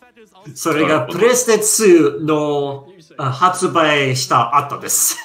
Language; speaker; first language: Japanese; non-native, learner; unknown